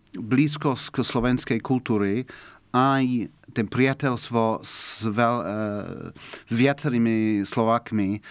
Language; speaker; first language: Slovak; non-native, learner; English